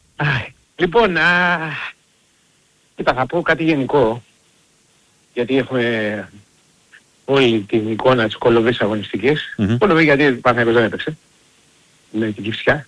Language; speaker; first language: Greek; native; Greek